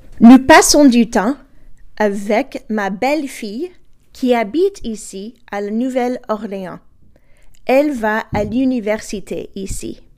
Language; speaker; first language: French; non-native, fluent; English